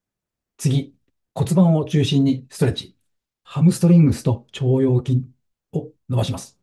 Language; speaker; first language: Japanese; native; Japanese